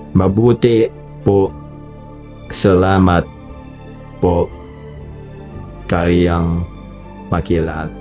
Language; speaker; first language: Filipino; non-native, learner; English